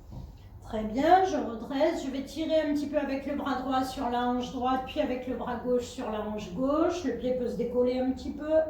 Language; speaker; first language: French; native; French